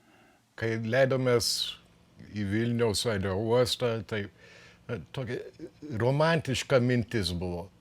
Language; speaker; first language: Lithuanian; early bilingual, heritage; Lithuanian